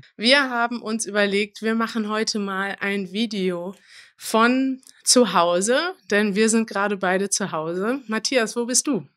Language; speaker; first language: German; native; German